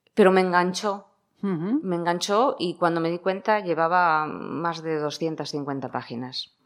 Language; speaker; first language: Spanish; native; Spanish